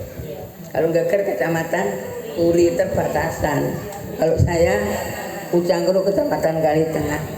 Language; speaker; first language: Indonesian; non-native, local second language; Javanese